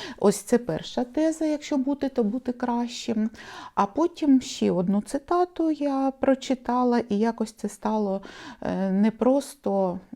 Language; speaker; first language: Ukrainian; non-native, local second language; Russian